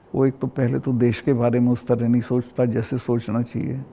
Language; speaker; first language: Hindi; native; Hindi